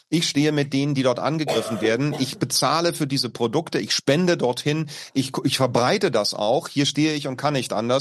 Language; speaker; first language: German; native; German